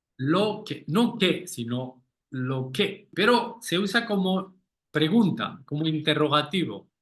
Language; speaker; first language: Spanish; native; Spanish